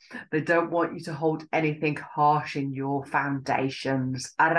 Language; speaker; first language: English; native; English